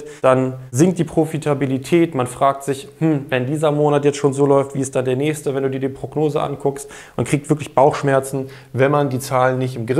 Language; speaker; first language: German; native; German